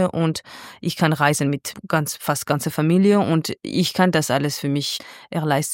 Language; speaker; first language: German; non-native, fluent; Georgian